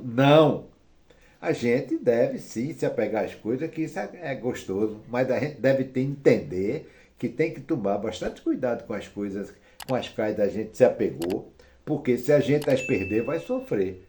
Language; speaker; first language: Portuguese; native; Portuguese